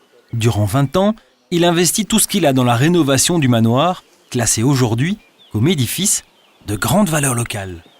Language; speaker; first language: French; native; French